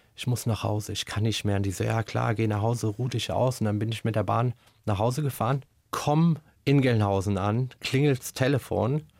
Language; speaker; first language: German; native; German